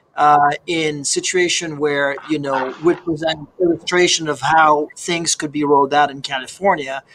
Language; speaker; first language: English; native; English